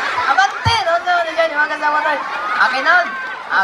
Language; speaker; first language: Filipino; non-native, local second language; Cebuano